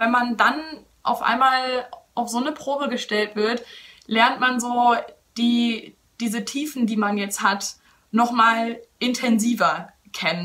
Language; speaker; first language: German; native; German